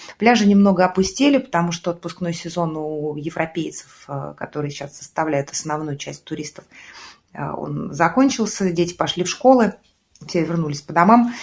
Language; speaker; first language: Russian; native; Russian